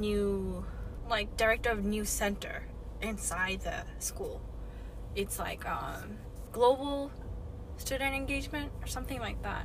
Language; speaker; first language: English; non-native, fluent; Japanese